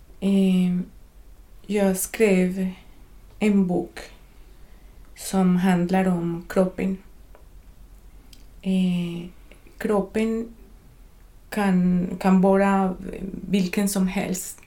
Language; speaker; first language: Swedish; non-native, fluent; Spanish